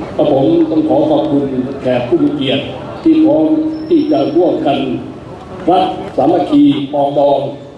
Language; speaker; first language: Thai; native; Thai